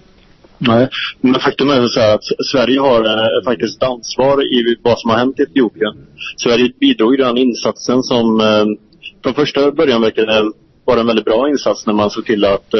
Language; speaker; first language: Swedish; native; Swedish